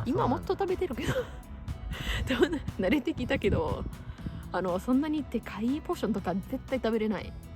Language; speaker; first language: Japanese; non-native, fluent; Italian